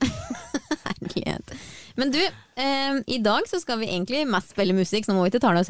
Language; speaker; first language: Norwegian; native; Norwegian